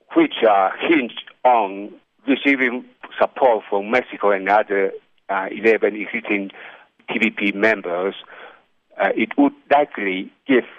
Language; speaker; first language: English; non-native, fluent; Chinese